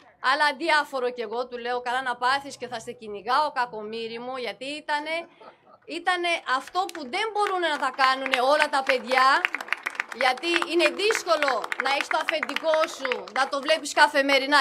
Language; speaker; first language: Greek; non-native, fluent; Romanian